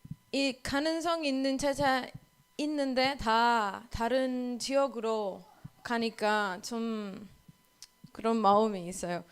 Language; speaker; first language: Korean; non-native, learner; Spanish